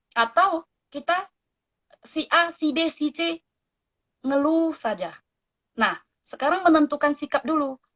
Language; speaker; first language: Indonesian; non-native, local second language; Min Nan Chinese